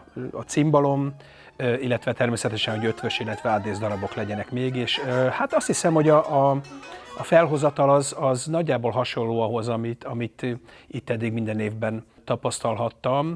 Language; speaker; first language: Hungarian; native; Hungarian